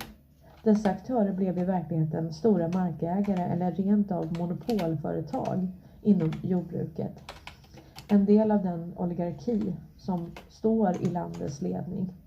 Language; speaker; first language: Swedish; native; Swedish